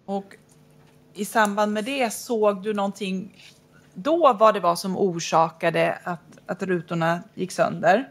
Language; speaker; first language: Swedish; native; Swedish